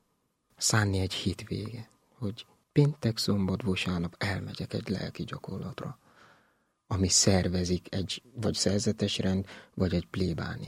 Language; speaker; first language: Hungarian; non-native, learner; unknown